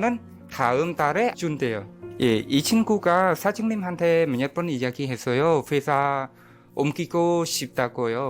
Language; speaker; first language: Korean; non-native, learner; Khmer